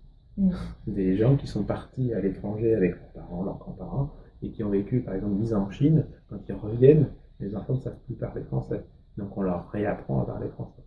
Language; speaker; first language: French; native; French